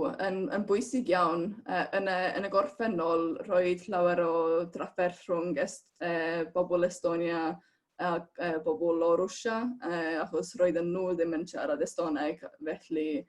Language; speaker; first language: Welsh; non-native, fluent; Estonian